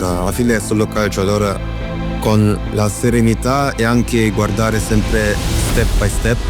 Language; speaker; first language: Italian; non-native, fluent; German